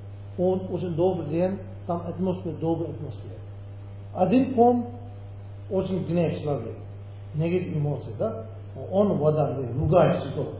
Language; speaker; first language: Russian; non-native, learner; Tibetan